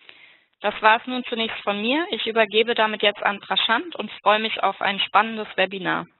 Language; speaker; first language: German; native; German